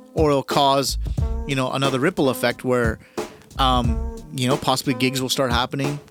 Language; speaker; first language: English; early bilingual, other home language; Punjabi